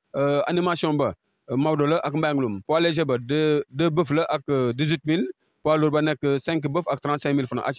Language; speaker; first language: French; non-native, local second language; Wolof